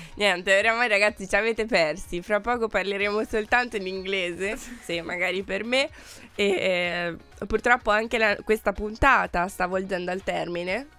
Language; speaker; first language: Italian; native; Italian